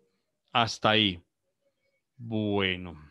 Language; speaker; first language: Spanish; native; Spanish